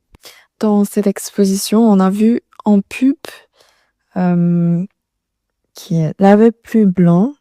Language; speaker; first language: French; non-native, learner; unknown